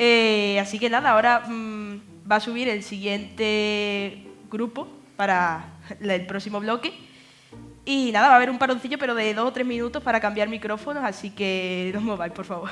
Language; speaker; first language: Spanish; native; Spanish